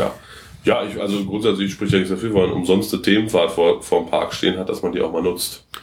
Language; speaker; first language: German; native; German